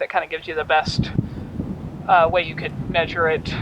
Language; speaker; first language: English; native; English